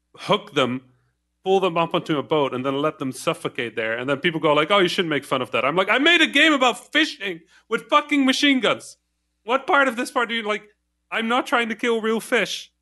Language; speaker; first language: English; non-native, fluent; Dutch